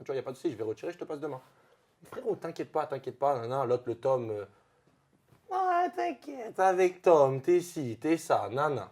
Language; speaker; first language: French; native; French